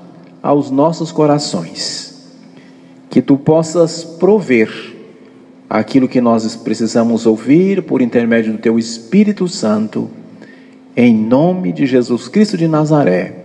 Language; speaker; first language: Portuguese; native; Portuguese